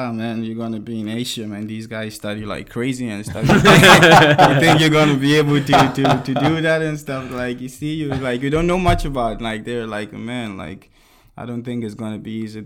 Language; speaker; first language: English; non-native, local second language; Akan